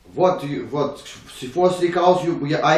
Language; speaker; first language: English; non-native, learner; Ukrainian